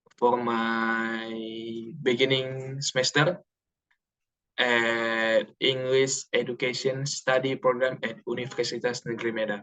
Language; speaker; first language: English; non-native, learner; Indonesian